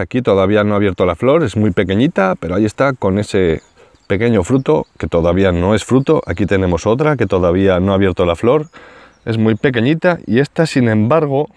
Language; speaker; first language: Spanish; native; Spanish